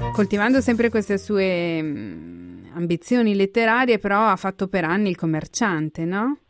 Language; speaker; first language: Italian; native; Italian